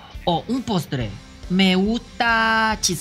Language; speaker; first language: Spanish; non-native, learner; Chinese